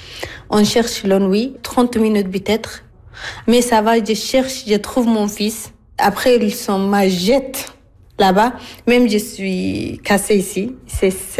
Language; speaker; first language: French; non-native, learner; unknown